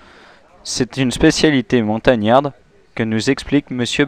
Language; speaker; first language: French; native; French